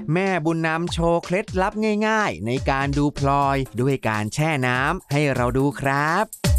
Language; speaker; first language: Thai; native; Thai